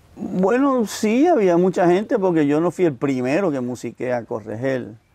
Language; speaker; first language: Spanish; native; Spanish